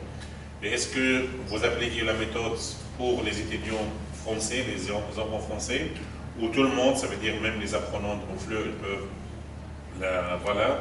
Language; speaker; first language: French; non-native, fluent; Arabic